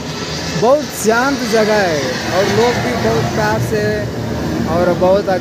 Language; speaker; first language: Hindi; non-native, local second language; Kannada